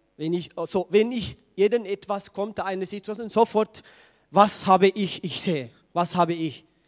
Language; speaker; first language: German; non-native, learner; Tigrinya